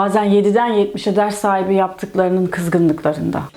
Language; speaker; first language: Turkish; native; Turkish